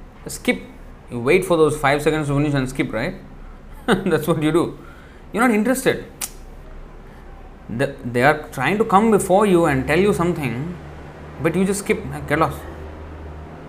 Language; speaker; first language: English; non-native, local second language; Telugu